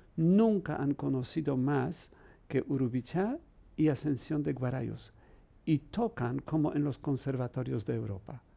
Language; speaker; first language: Spanish; non-native, fluent; Polish